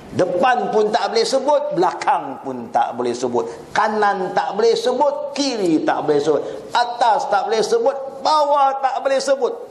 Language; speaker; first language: Malay; non-native, local second language; Chinese